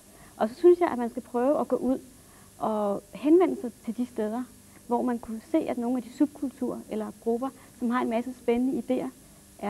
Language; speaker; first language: Danish; native; Danish